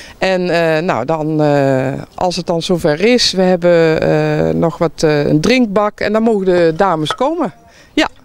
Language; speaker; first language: Dutch; native; Dutch